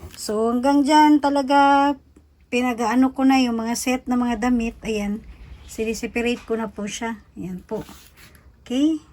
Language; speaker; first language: Filipino; native; Filipino